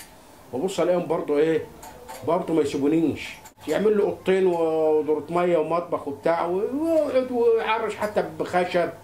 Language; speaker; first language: Arabic; native; Arabic